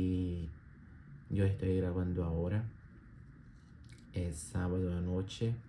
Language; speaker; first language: Spanish; non-native, learner; Portuguese